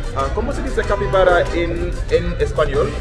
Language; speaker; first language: Spanish; non-native, learner; English